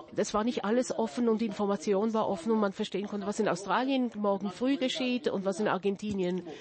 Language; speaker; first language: German; non-native, fluent; Hebrew